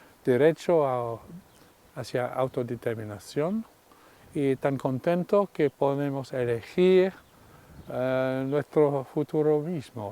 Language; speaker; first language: Spanish; non-native, fluent; English